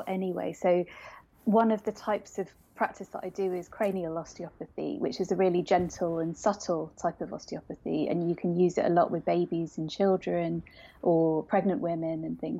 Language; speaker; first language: English; native; English